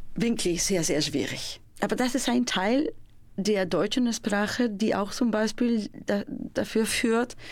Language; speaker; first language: German; non-native, fluent; Spanish